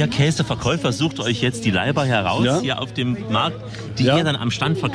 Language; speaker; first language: German; native; German